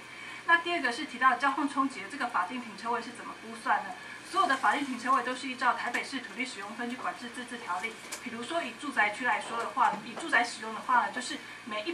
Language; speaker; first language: Chinese; native; Chinese